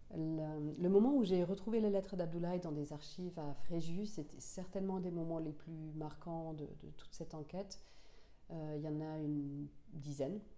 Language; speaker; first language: French; non-native, local second language; Finnish